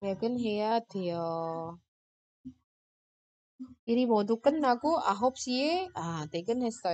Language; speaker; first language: Korean; non-native, fluent; Indonesian